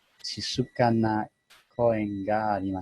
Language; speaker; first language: Japanese; non-native, learner; English